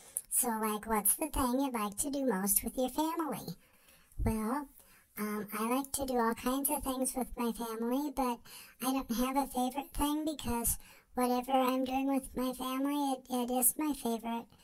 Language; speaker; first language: English; native; English